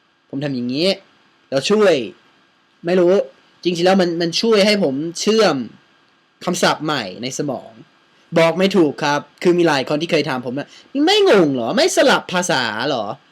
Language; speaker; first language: Thai; non-native, fluent; English